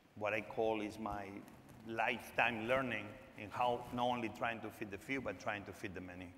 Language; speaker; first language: English; non-native, fluent; Spanish